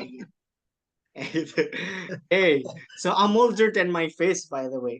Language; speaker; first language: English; non-native, fluent; Indonesian